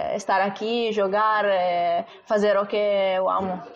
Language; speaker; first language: Portuguese; non-native, fluent; Italian